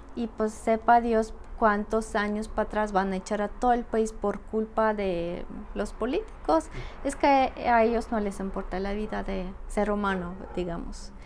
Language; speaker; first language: Spanish; non-native, fluent; Russian